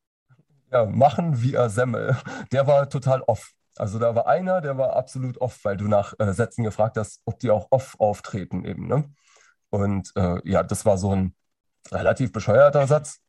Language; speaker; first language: German; native; German